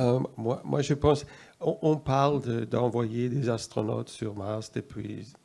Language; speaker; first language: French; non-native, fluent; German